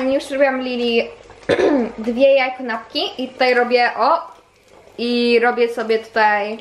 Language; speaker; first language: Polish; early bilingual, heritage; Polish